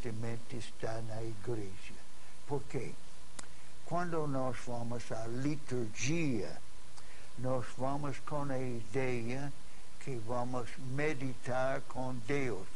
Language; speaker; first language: Portuguese; non-native, fluent; English